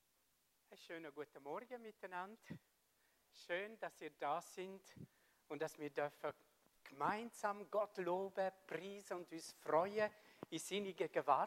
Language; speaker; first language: German; non-native, fluent; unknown